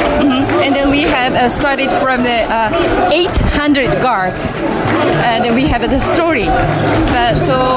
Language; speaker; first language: English; non-native, learner; Japanese